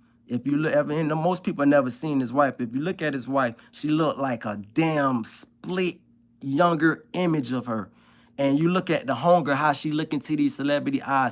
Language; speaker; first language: English; native; English